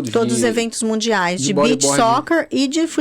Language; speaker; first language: Portuguese; native; Portuguese